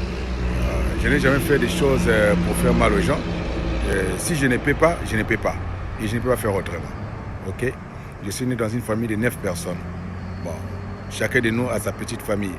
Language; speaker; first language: French; non-native, local second language; Lingala